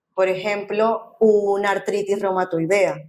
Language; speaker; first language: Spanish; native; Spanish